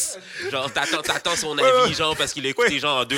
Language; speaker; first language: French; native; French